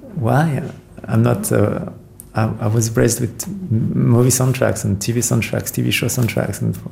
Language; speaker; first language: English; non-native, fluent; French